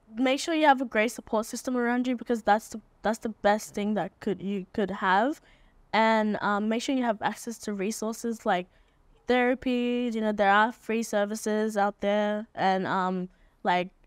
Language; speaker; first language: English; native; English